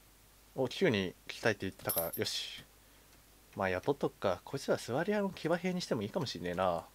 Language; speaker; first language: Japanese; native; Japanese